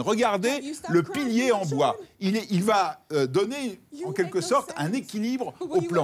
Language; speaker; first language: French; native; French